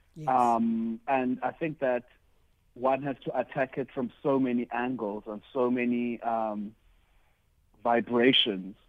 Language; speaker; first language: English; non-native, local second language; Xhosa